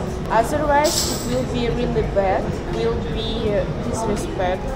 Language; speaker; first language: English; non-native, learner; Russian